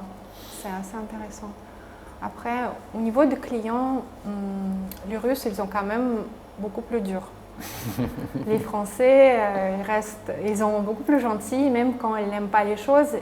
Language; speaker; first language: French; non-native, fluent; Russian